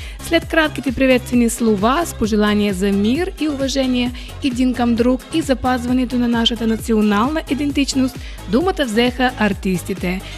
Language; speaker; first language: Bulgarian; early bilingual, heritage; Bulgarian